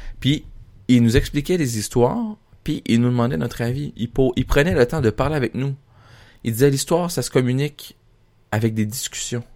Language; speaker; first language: French; native; French